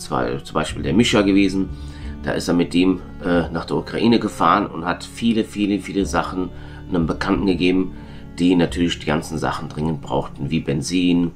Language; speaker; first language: German; native; German